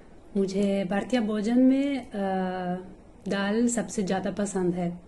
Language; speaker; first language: Hindi; non-native, learner; Italian